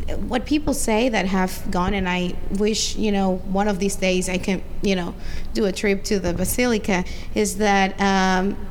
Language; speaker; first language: English; non-native, fluent; Spanish